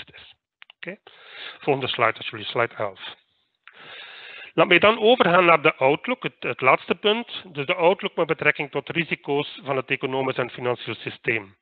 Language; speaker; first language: Dutch; native; Dutch